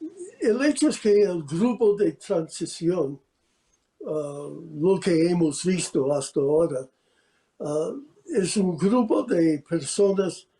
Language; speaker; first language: Spanish; non-native, fluent; English